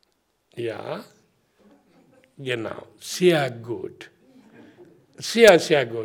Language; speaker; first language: German; non-native, learner; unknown